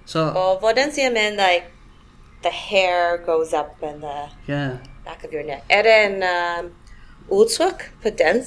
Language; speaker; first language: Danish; non-native, fluent; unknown